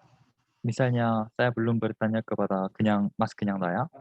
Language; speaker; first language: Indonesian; non-native, fluent; Korean